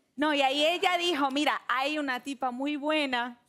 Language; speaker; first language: Spanish; non-native, learner; Portuguese